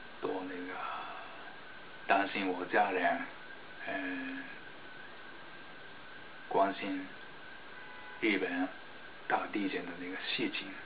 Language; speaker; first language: Chinese; non-native, fluent; Japanese